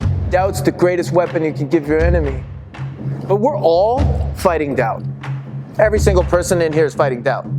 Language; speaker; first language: English; native; English